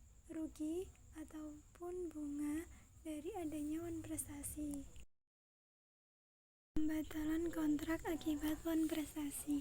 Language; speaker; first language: Indonesian; native; Indonesian